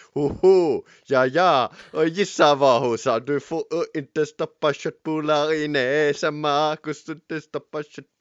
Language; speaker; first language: Swedish; native; Swedish